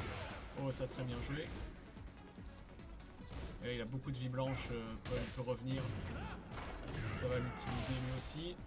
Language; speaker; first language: French; native; French